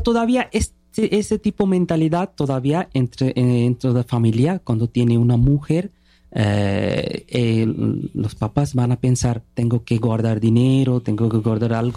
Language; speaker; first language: Spanish; non-native, learner; Bangla